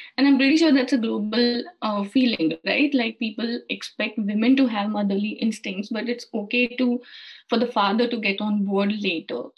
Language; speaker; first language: English; non-native, local second language; Hindi